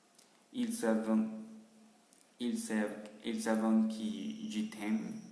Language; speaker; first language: French; non-native, learner; Spanish